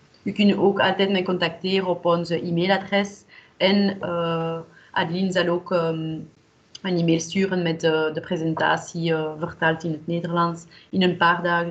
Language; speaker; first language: Dutch; non-native, local second language; French